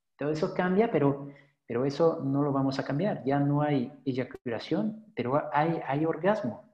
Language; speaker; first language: Spanish; non-native, fluent; French